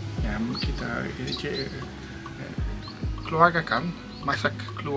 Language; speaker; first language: Indonesian; non-native, learner; Dutch